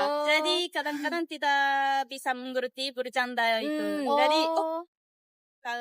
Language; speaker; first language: Indonesian; non-native, learner; Japanese